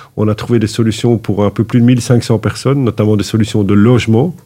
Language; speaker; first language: French; native; French